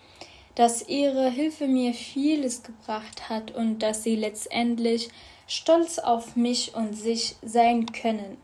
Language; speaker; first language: German; non-native, fluent; Arabic